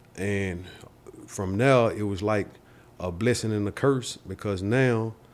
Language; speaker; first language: English; native; English